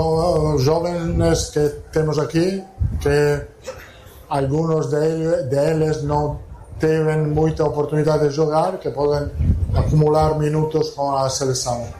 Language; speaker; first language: Portuguese; non-native, fluent; Italian